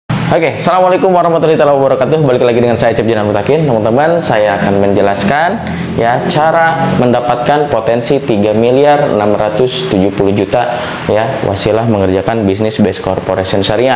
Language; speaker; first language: Indonesian; non-native, local second language; Sundanese